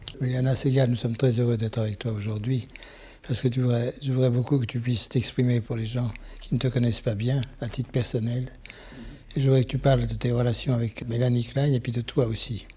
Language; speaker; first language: French; native; French